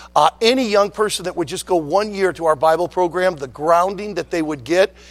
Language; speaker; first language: English; native; English